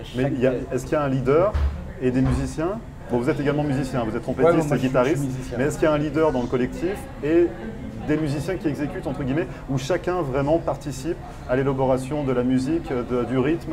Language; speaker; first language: French; native; French